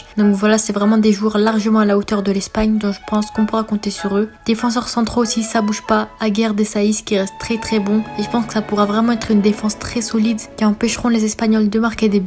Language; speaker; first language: French; native; French